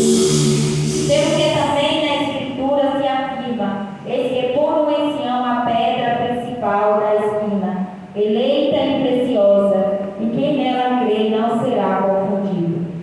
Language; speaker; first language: Portuguese; native; Portuguese